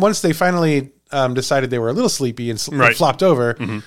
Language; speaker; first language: English; native; English